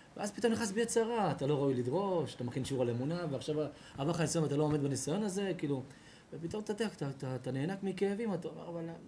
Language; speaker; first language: Hebrew; native; Hebrew